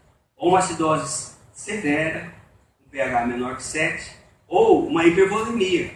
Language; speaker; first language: Portuguese; native; Portuguese